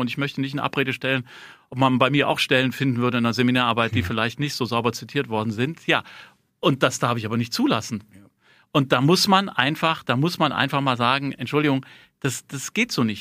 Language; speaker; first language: German; native; German